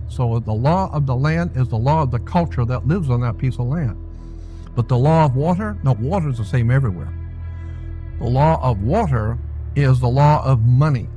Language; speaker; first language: English; native; English